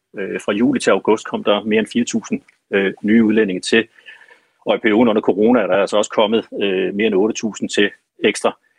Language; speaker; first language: Danish; native; Danish